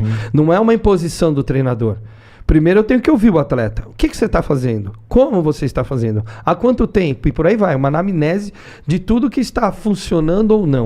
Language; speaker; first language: Portuguese; native; Portuguese